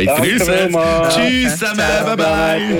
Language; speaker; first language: German; native; German